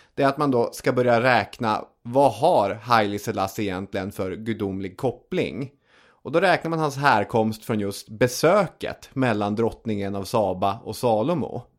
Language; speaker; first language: Swedish; native; Swedish